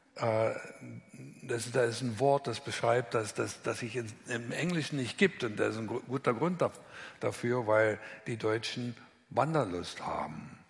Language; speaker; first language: German; native; German